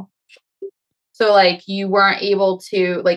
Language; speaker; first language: English; native; English